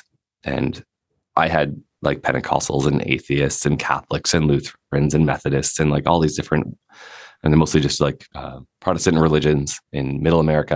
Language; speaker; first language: English; native; English